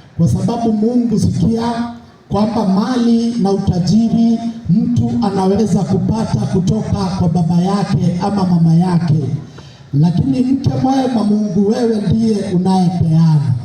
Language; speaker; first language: Swahili; non-native, local second language; Gusii